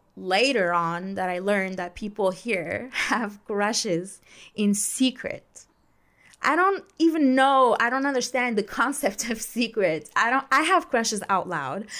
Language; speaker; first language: English; non-native, fluent; Arabic